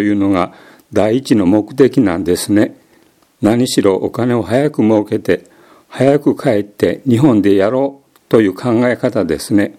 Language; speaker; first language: Japanese; native; Japanese